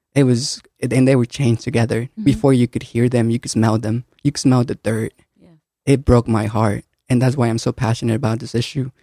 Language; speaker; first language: English; early bilingual, other home language; Spanish